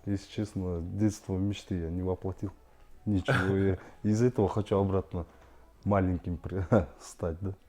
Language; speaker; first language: Russian; non-native, local second language; Kyrgyz